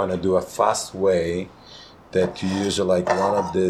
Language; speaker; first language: English; non-native, learner; Italian